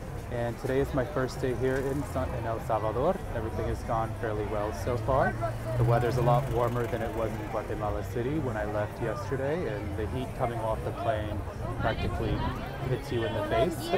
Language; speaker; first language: English; native; English